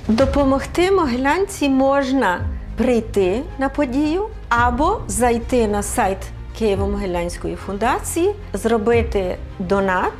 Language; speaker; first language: Ukrainian; early bilingual, heritage; Ukrainian